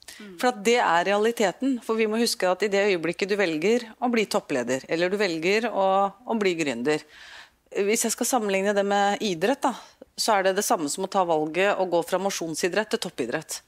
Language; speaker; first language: Norwegian; native; Norwegian